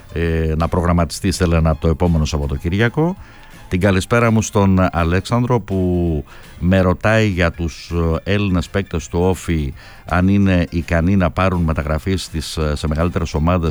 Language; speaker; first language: Greek; native; Greek